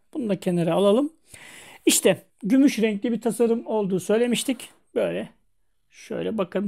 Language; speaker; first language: Turkish; native; Turkish